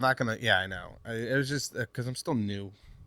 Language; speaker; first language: English; native; English